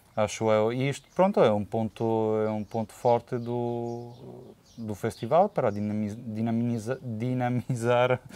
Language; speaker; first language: Portuguese; non-native, fluent; Italian